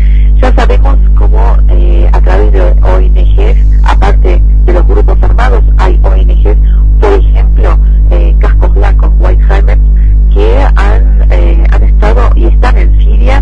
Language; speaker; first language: Spanish; early bilingual, other home language; Arabic